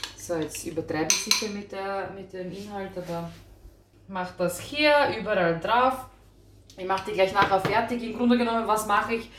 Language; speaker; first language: German; early bilingual, other home language; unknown